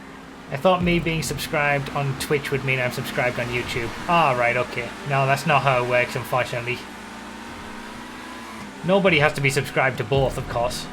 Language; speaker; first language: English; native; English